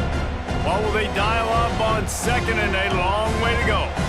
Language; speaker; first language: English; native; English